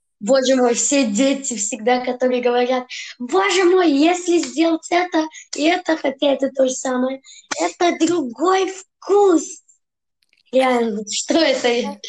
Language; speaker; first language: Russian; early bilingual, heritage; Russian